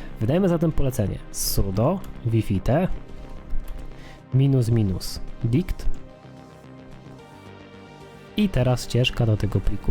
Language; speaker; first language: Polish; native; Polish